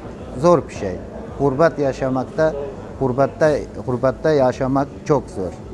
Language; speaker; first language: Turkish; non-native, learner; Persian